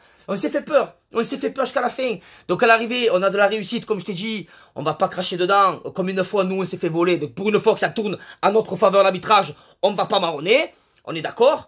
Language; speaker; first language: French; native; French